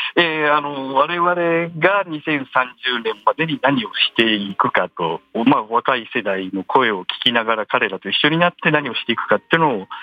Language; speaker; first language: Japanese; native; Japanese